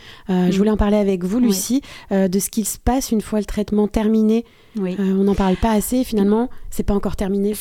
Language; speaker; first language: French; native; French